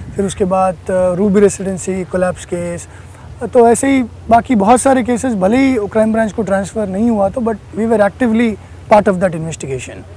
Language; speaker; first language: Hindi; non-native, fluent; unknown